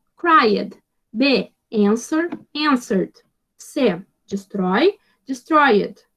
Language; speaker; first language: English; non-native, fluent; Portuguese